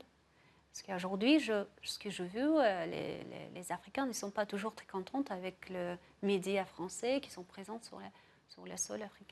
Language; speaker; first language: French; non-native, fluent; Russian